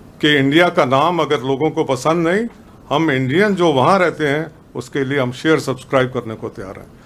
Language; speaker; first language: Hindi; early bilingual, heritage; Punjabi